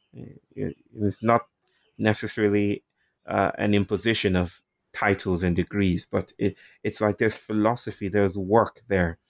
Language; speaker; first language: English; non-native, local second language; Yoruba